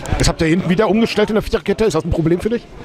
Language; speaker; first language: German; native; German